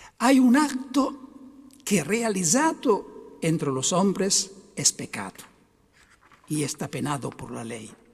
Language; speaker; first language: Spanish; non-native, fluent; Italian